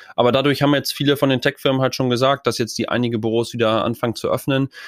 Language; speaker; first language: German; native; German